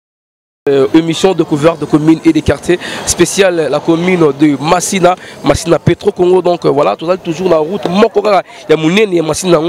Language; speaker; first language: French; non-native, local second language; Lingala